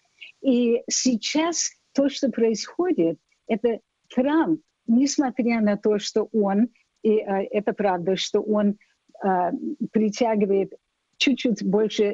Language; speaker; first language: Russian; non-native, fluent; English